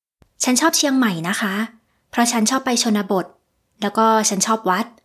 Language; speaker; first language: Thai; non-native, learner; English